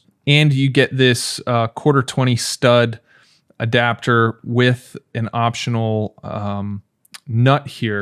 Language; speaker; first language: English; native; English